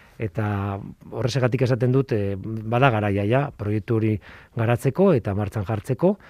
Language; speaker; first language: Basque; non-native, local second language; Spanish